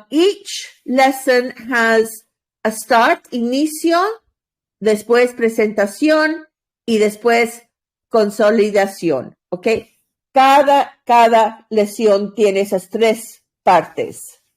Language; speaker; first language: Spanish; non-native, learner; English